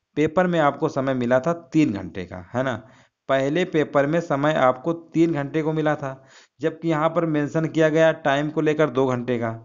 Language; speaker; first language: Hindi; native; Hindi